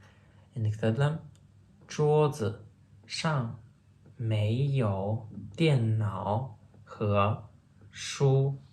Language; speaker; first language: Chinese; non-native, fluent; Turkmen